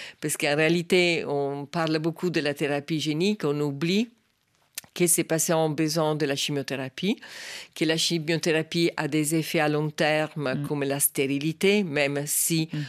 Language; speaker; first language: French; non-native, fluent; Italian